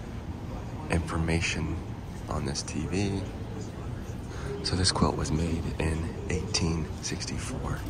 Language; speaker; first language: English; native; English